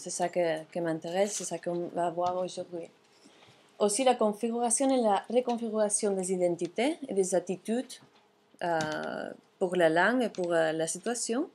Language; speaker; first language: French; non-native, fluent; Catalan